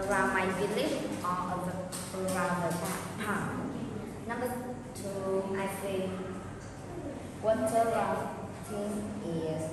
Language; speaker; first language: English; non-native, learner; Vietnamese